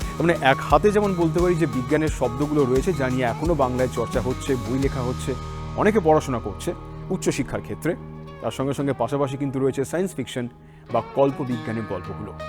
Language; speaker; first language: Bangla; native; Bangla